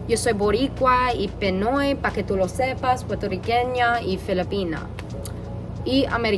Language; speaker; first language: Spanish; early bilingual, heritage; English